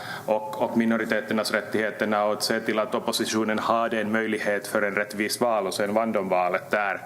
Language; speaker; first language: Swedish; native; Swedish